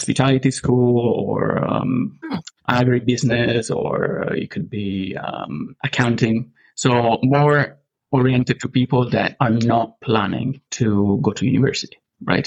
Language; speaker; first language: English; non-native, fluent; Italian